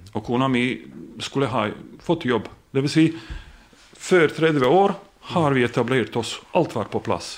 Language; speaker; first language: Norwegian; non-native, fluent; Bosnian